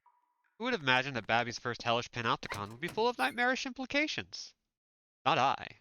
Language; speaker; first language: English; native; English